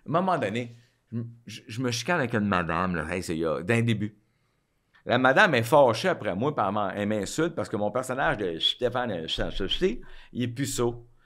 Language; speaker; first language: French; native; French